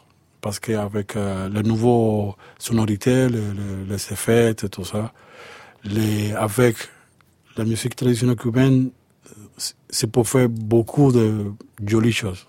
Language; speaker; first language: French; non-native, learner; Spanish